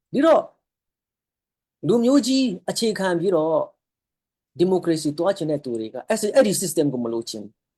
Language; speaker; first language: Burmese; non-native, local second language; Hakha Chin